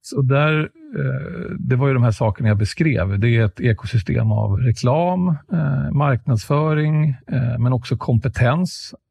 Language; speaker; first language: Swedish; native; Swedish